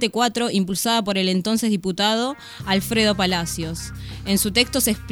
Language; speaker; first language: Spanish; native; Spanish